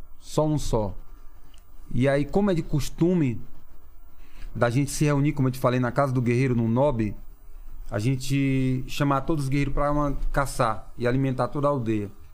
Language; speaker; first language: Portuguese; non-native, local second language; Kayapó